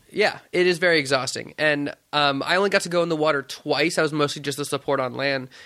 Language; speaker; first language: English; native; English